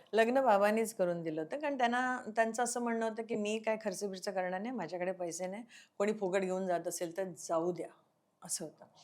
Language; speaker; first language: Marathi; non-native, local second language; Konkani